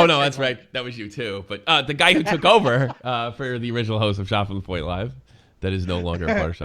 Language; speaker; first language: English; native; English